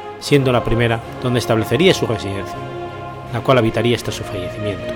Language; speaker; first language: Spanish; native; Spanish